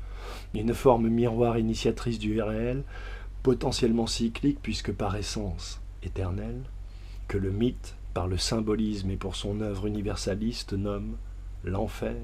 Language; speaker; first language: French; native; French